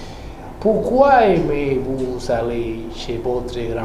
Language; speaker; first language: French; non-native, learner; Spanish